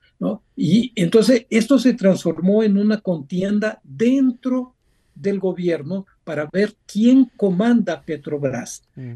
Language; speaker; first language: Spanish; non-native, fluent; Portuguese